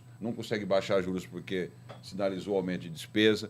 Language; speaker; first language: Portuguese; native; Portuguese